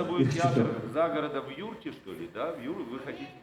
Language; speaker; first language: Russian; native; Russian